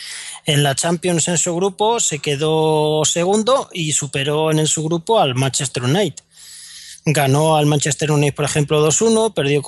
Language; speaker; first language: Spanish; native; Spanish